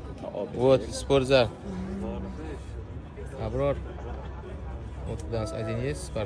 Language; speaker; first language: Russian; non-native, local second language; Uzbek